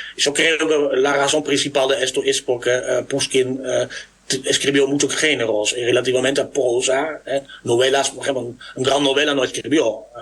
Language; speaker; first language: Spanish; non-native, fluent; Dutch